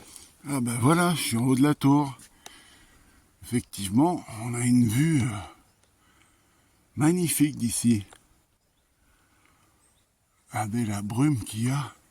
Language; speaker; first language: French; native; French